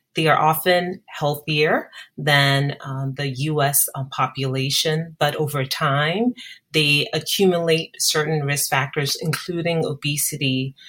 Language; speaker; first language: English; non-native, local second language; Akan